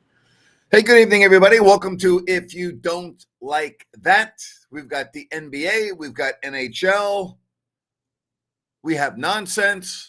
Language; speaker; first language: English; native; English